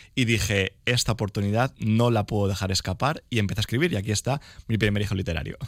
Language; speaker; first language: Spanish; native; Spanish